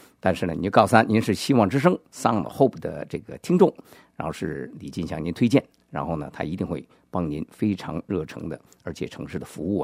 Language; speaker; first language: Chinese; native; Chinese